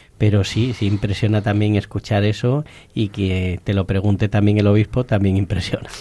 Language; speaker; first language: Spanish; native; Spanish